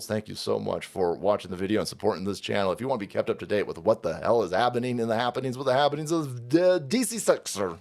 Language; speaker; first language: English; native; English